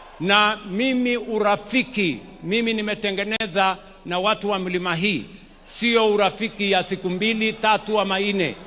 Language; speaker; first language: Swahili; non-native, local second language; Kalenjin